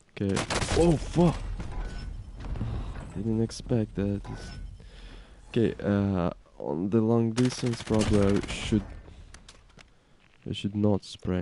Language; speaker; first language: English; non-native, learner; Ukrainian